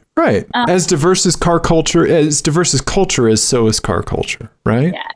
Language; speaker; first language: English; native; English